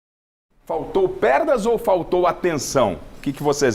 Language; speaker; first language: Portuguese; native; Portuguese